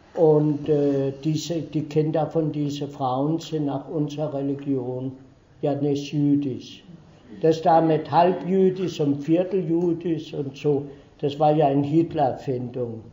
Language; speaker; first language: German; early bilingual, heritage; German